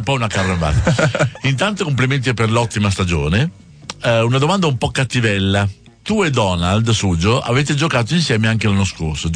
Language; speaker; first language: Italian; native; Italian